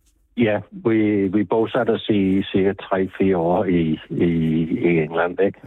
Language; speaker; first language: Danish; non-native, fluent; English